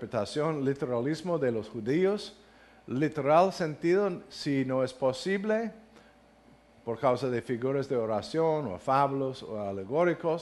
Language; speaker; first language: Spanish; non-native, learner; English